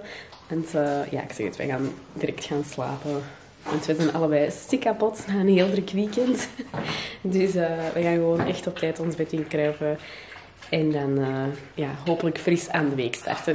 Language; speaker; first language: Dutch; native; Dutch